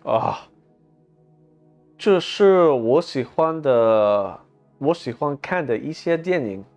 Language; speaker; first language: Chinese; non-native, learner; English